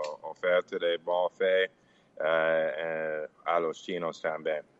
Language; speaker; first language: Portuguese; non-native, fluent; English